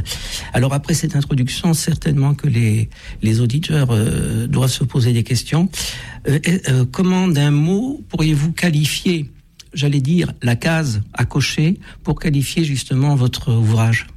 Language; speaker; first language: French; native; French